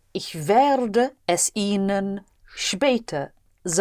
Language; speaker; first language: German; non-native, learner; English